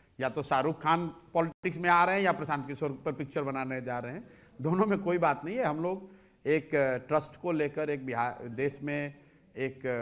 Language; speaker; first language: Hindi; native; Hindi